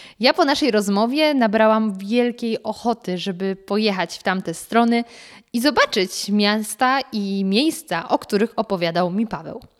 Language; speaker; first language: Polish; native; Polish